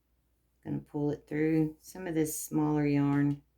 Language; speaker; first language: English; native; English